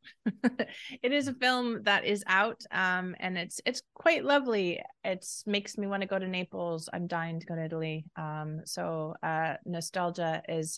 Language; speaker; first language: English; native; English